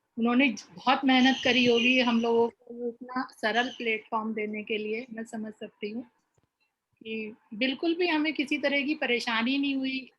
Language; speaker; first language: Hindi; native; Hindi